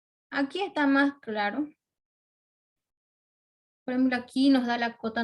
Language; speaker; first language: Spanish; native; Spanish